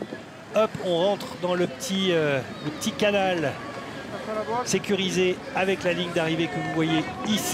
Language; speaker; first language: French; native; French